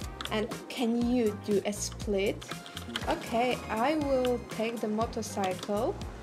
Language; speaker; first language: English; non-native, fluent; Polish